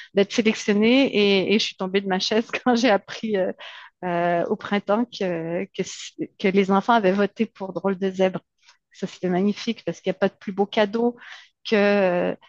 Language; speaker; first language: French; native; French